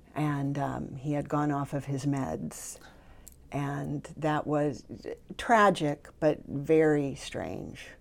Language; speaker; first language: English; native; English